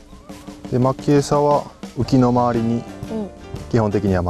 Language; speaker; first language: Japanese; native; Japanese